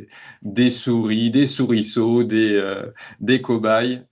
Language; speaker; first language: French; native; French